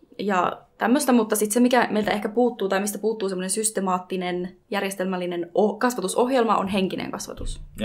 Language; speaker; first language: Finnish; native; Finnish